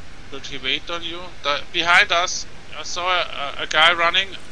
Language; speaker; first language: English; non-native, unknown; German